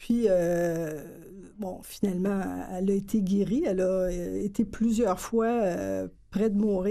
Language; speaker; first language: French; native; French